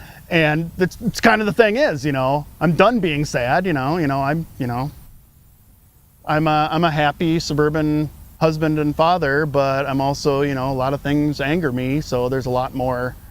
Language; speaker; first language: English; native; English